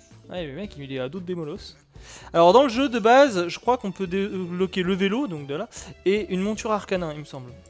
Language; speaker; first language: French; native; French